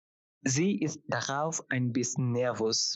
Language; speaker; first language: German; non-native, fluent; Bangla